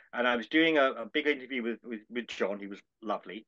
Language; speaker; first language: English; native; English